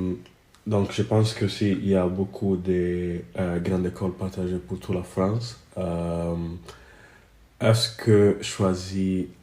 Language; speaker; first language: French; non-native, learner; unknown